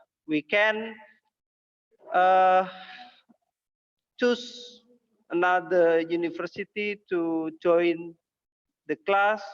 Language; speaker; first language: English; non-native, learner; Indonesian